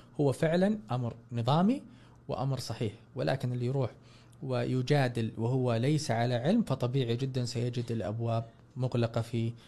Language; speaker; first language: Arabic; native; Arabic